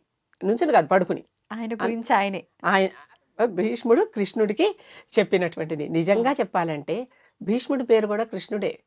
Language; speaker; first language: Telugu; native; Telugu